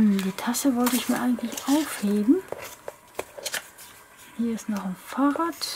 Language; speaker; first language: German; native; German